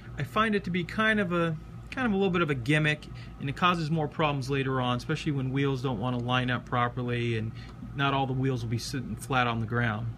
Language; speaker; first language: English; native; English